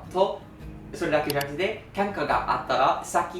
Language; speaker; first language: Japanese; non-native, learner; English